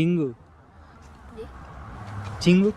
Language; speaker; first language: Korean; non-native, learner; Sinhala